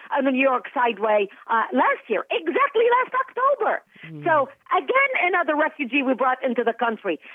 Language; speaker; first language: English; non-native, fluent; Arabic